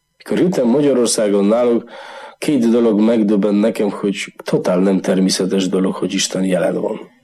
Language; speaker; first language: Hungarian; non-native, learner; Polish